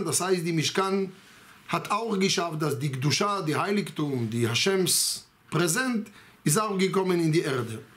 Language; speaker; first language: German; non-native, fluent; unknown